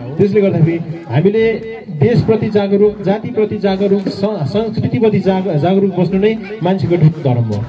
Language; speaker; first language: Nepali; native; Nepali